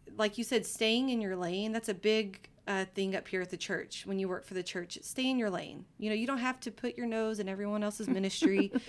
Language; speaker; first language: English; native; English